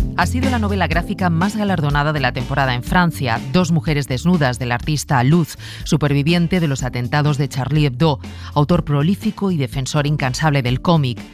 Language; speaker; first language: Spanish; native; Spanish